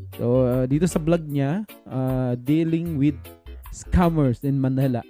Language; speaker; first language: Filipino; native; Filipino